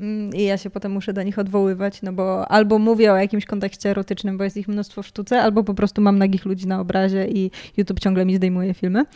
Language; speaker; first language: Polish; native; Polish